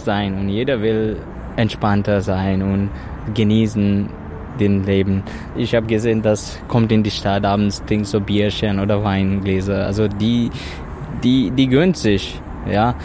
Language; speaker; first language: German; non-native, learner; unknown